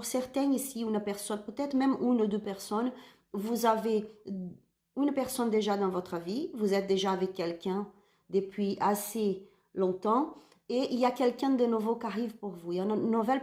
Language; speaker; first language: French; non-native, learner; Spanish